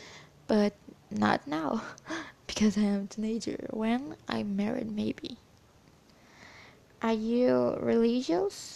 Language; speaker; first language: English; non-native, learner; Portuguese